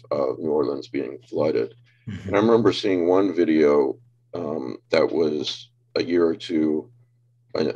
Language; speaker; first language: English; native; English